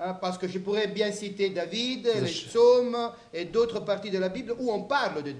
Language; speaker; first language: French; native; French